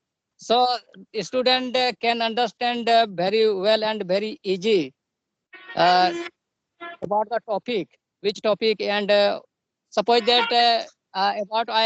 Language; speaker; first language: English; non-native, learner; Santali